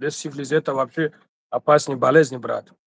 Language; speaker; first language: Russian; non-native, learner; Tajik